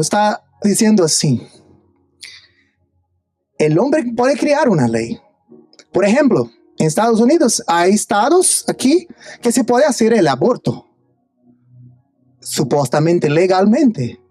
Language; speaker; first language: Spanish; non-native, fluent; Portuguese